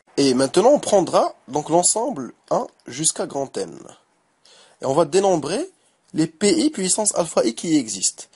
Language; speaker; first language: French; non-native, local second language; Arabic